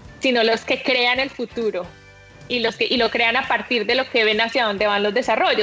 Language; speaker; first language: Spanish; native; Spanish